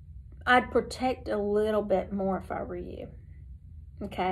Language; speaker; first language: English; native; English